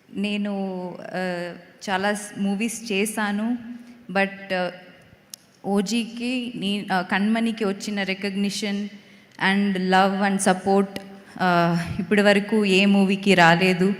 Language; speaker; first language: Telugu; non-native, fluent; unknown